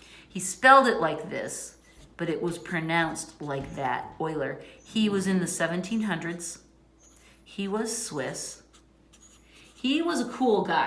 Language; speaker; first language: English; native; English